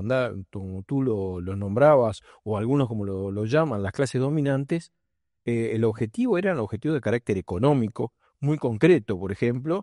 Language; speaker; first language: Spanish; native; Spanish